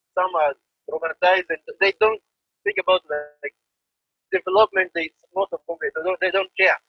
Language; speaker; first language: English; non-native, fluent; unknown